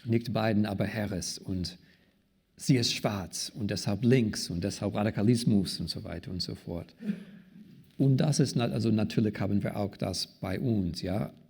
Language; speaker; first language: German; non-native, fluent; English